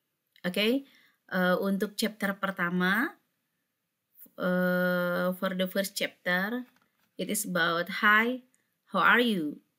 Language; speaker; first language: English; non-native, fluent; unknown